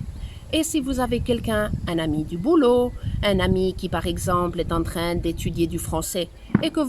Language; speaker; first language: French; non-native, fluent; Spanish